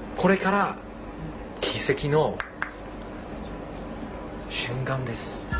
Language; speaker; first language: Japanese; non-native, learner; Chinese